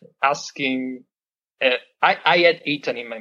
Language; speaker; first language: English; non-native, fluent; Italian